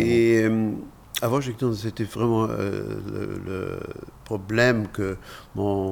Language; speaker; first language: French; non-native, fluent; German